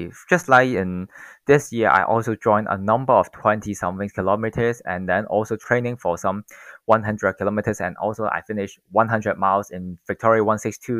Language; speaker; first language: English; non-native, local second language; Cantonese